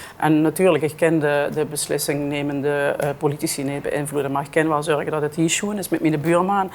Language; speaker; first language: Dutch; native; Dutch